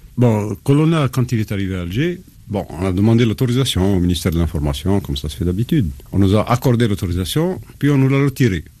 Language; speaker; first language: French; non-native, local second language; Arabic